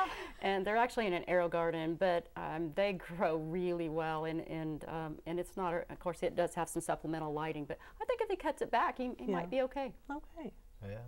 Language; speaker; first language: English; native; English